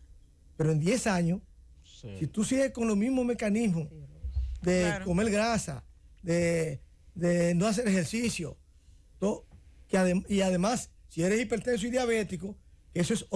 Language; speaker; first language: Spanish; native; Spanish